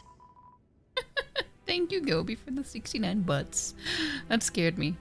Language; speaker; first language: English; non-native, fluent; Norwegian